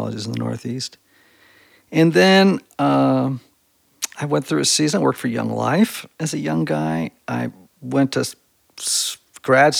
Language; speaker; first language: English; native; English